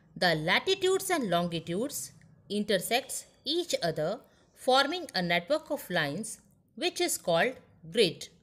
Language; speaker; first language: English; non-native, local second language; Hindi